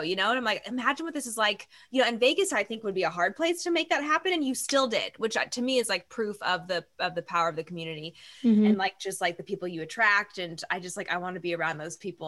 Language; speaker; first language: English; native; English